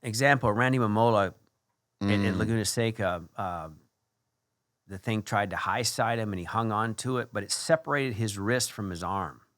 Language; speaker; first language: English; native; English